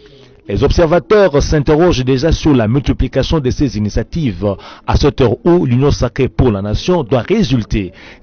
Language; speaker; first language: French; native; French